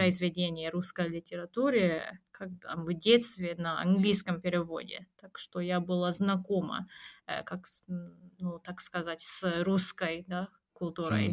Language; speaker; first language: Russian; non-native, fluent; Japanese